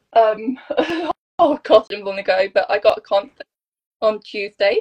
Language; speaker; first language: English; native; English